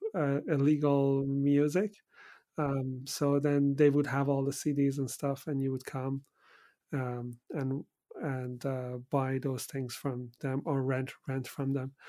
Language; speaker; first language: English; early bilingual, other home language; Persian